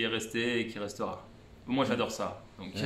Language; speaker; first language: French; native; French